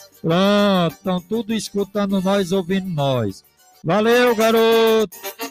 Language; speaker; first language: Portuguese; native; Portuguese